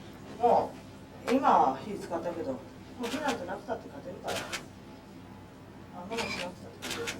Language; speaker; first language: Japanese; native; Japanese